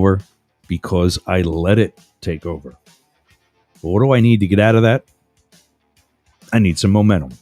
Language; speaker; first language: English; native; English